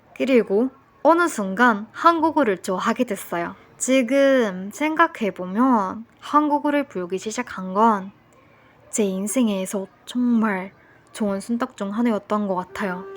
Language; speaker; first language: Korean; non-native, fluent; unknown